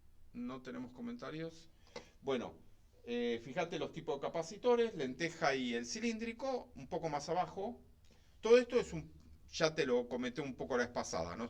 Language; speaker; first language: Spanish; native; Spanish